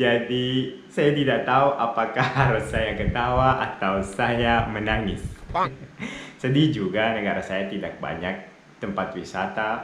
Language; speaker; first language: Indonesian; non-native, fluent; Arabic